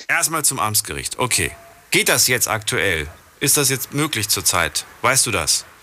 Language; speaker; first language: German; native; German